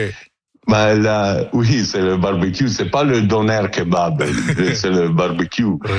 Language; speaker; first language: French; non-native, learner; Italian